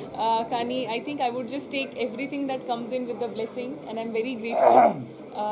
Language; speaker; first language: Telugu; non-native, learner; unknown